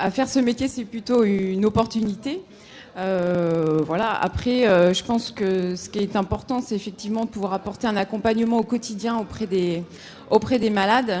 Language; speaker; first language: French; native; French